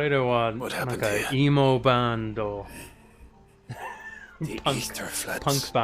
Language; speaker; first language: Japanese; non-native, learner; English